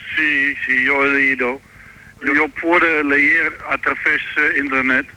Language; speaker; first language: Spanish; non-native, learner; Dutch